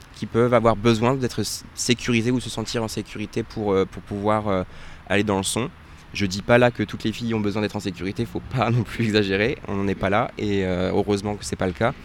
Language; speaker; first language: French; native; French